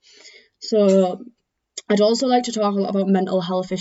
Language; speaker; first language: English; native; English